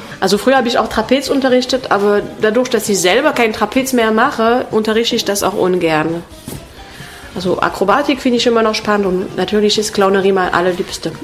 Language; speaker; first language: German; non-native, fluent; French